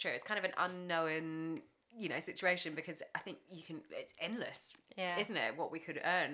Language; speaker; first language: English; native; English